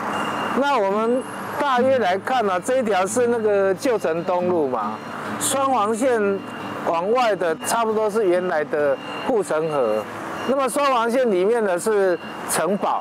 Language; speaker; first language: Chinese; native; Chinese